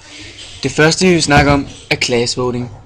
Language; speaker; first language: Danish; native; Danish